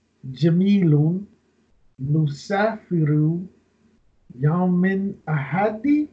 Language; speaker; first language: Arabic; non-native, learner; English